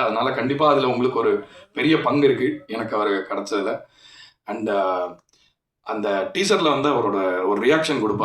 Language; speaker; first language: Tamil; native; Tamil